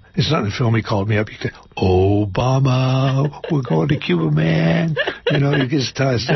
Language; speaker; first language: English; native; English